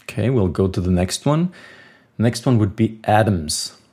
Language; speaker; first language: English; non-native, fluent; German